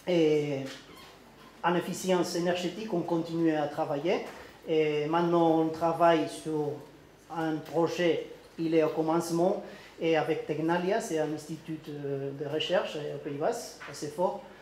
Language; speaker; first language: French; non-native, learner; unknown